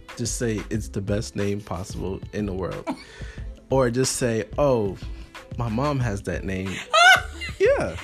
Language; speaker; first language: English; early bilingual, other home language; Haitian Creole